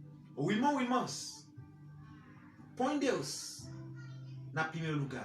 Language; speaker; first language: Portuguese; non-native, learner; Haitian Creole